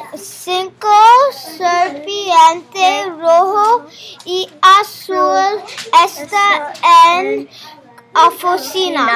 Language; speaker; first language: Spanish; non-native, learner; English